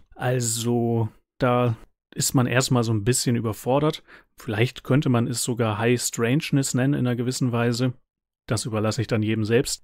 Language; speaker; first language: German; native; German